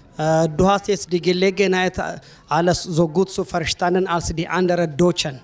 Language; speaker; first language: German; non-native, learner; Amharic